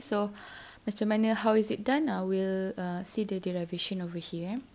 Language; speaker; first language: English; non-native, local second language; Malay